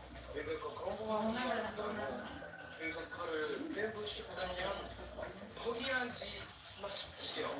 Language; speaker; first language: Korean; non-native, learner; Filipino